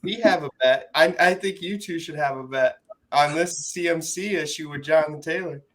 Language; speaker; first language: English; native; English